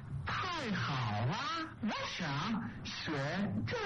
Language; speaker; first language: Chinese; non-native, learner; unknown